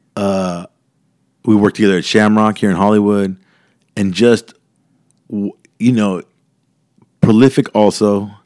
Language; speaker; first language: English; native; English